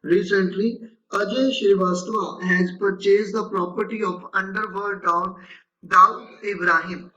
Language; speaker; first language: English; non-native, local second language; Punjabi